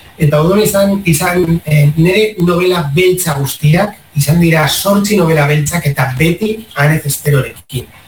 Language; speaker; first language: Basque; non-native, local second language; Spanish